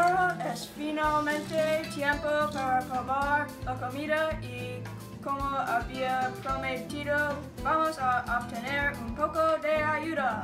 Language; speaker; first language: Spanish; non-native, learner; English